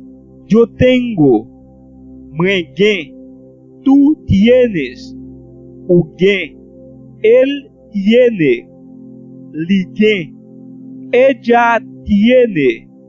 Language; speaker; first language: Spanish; non-native, learner; Haitian Creole